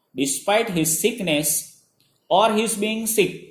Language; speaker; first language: English; non-native, local second language; Gujarati